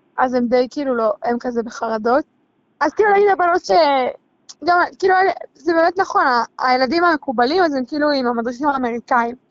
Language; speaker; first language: Hebrew; native; Hebrew